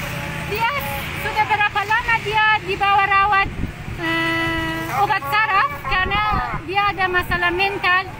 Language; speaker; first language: Indonesian; non-native, fluent; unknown